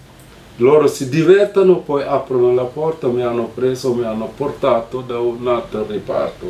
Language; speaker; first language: Italian; non-native, fluent; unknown